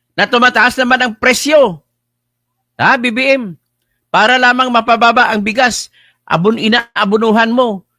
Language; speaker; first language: Filipino; non-native, local second language; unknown